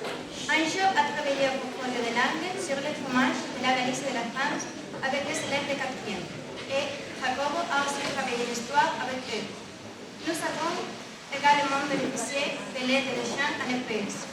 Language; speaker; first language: French; non-native, learner; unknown